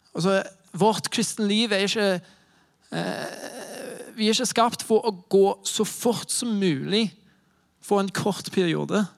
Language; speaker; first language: Norwegian; non-native, fluent; English